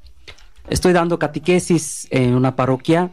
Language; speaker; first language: Spanish; non-native, learner; Bangla